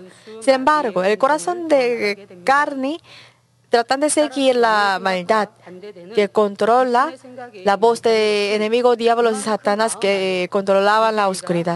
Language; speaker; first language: Spanish; non-native, learner; Korean